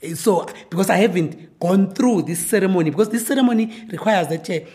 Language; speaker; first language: English; non-native, local second language; Zulu